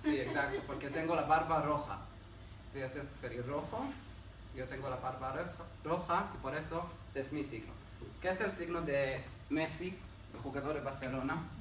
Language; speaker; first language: Spanish; non-native, learner; Hebrew